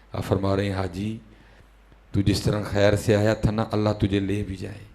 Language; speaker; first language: Urdu; non-native, local second language; Punjabi